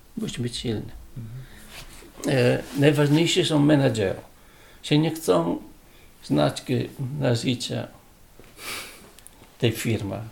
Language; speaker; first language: Polish; non-native, learner; Italian